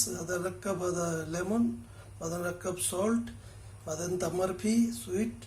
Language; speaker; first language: Arabic; non-native, learner; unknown